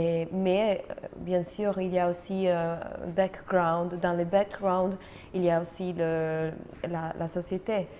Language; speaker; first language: French; non-native, fluent; Italian